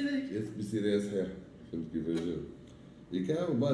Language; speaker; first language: Arabic; native; Arabic